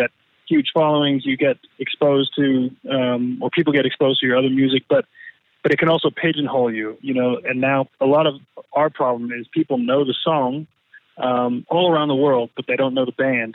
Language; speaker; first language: English; native; English